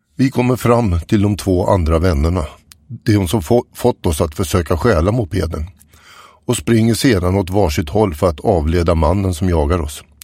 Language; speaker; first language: Swedish; native; Swedish